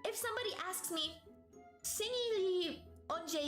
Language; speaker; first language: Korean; non-native, learner; English